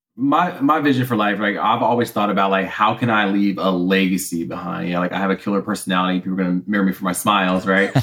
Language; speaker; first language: English; early bilingual, other home language; Spanish